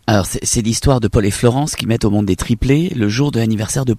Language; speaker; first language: French; native; French